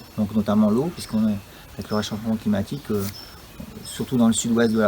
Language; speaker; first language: French; native; French